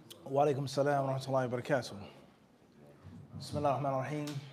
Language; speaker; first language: Arabic; non-native, fluent; English